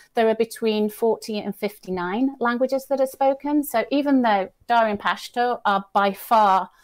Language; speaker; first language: English; native; English